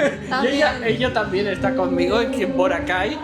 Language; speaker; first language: Spanish; native; Spanish